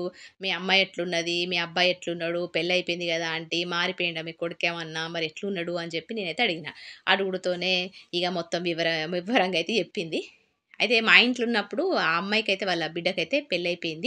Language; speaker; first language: Telugu; native; Telugu